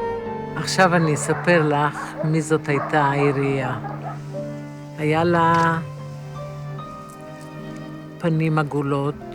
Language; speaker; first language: Hebrew; early bilingual, other home language; Romany